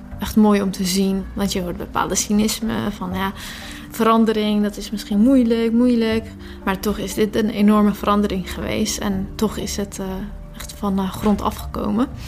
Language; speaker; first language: Dutch; early bilingual, other home language; Persian